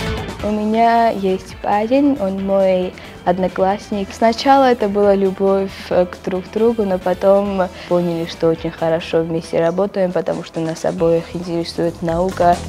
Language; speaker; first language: Russian; non-native, local second language; Georgian